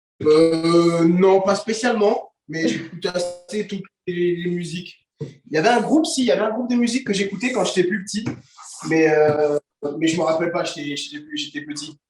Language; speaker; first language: French; early bilingual, other home language; Haitian Creole